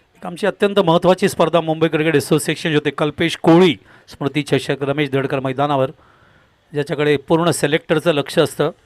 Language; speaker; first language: Marathi; non-native, local second language; Tamil